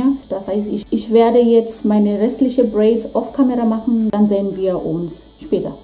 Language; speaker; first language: German; non-native, fluent; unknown